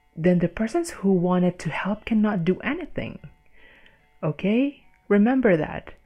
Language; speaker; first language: English; non-native, fluent; Indonesian